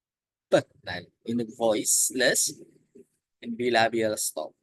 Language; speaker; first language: English; non-native, learner; Indonesian